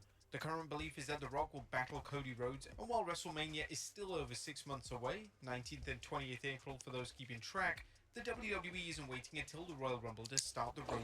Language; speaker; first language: English; native; English